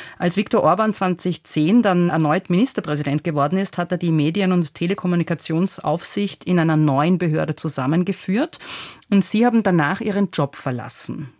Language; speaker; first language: German; native; German